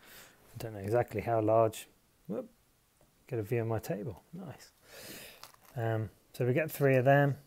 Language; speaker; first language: English; native; English